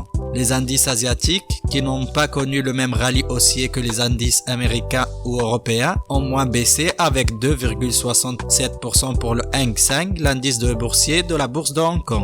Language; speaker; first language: French; native; French